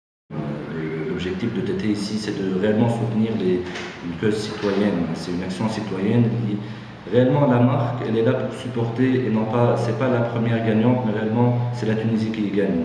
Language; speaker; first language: French; non-native, local second language; Arabic